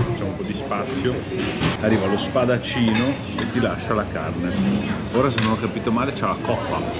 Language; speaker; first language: Italian; non-native, fluent; Spanish